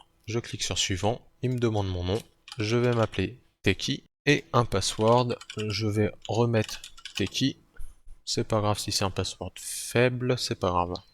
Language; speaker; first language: French; native; French